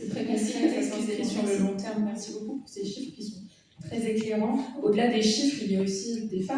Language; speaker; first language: French; native; French